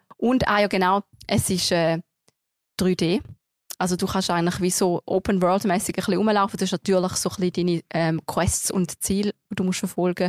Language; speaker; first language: German; native; German